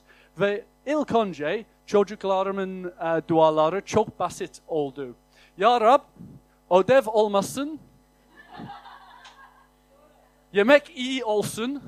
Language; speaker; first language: Turkish; non-native, fluent; English